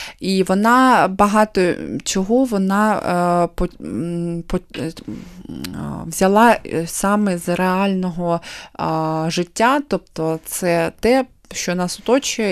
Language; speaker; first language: Ukrainian; non-native, local second language; Russian